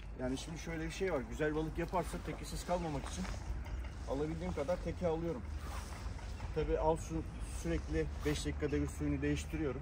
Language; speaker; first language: Turkish; native; Turkish